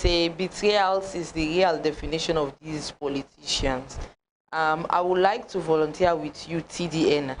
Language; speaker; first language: English; non-native, local second language; Krio